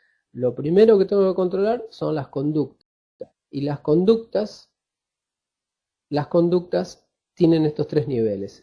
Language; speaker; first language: Spanish; native; Spanish